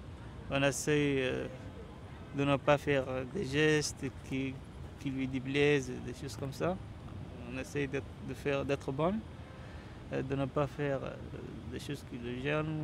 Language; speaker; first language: French; non-native, learner; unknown